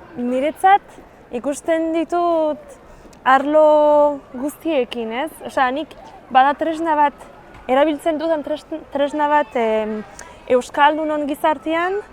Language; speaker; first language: Basque; non-native, learner; French